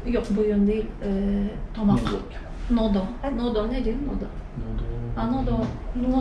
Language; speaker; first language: Turkish; non-native, learner; Tatar